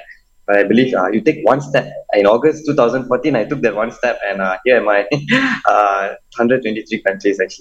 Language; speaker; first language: English; non-native, local second language; Tamil